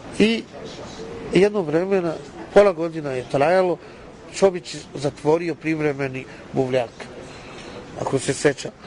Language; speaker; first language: Serbian; non-native, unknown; Chinese